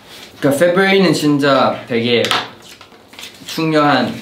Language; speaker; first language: Korean; non-native, fluent; Thai